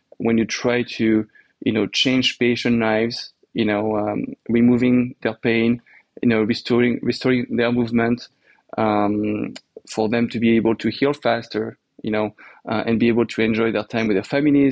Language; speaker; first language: English; non-native, fluent; French